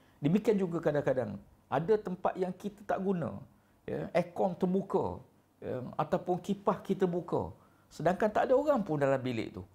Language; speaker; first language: Malay; native; Malay